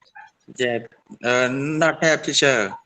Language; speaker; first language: English; non-native, learner; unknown